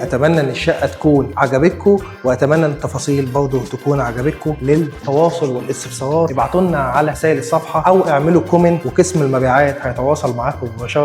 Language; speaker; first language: Arabic; native; Arabic